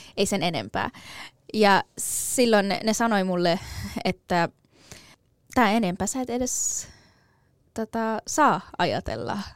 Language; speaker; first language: Finnish; non-native, fluent; Persian